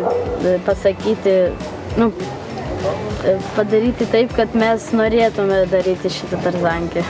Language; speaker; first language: Lithuanian; non-native, local second language; Polish